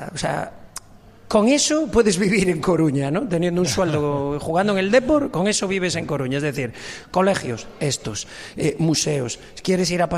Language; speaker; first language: Spanish; native; Spanish